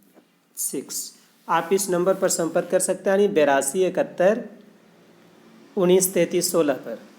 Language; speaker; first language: Hindi; non-native, local second language; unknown